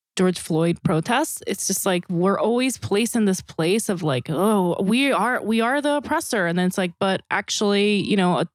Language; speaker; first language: English; non-native, fluent; Korean